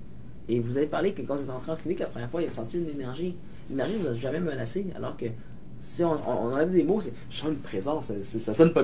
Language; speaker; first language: French; native; French